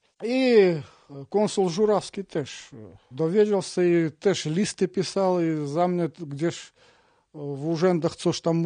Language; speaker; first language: Polish; non-native, learner; Russian